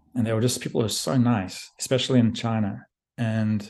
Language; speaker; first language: English; native; English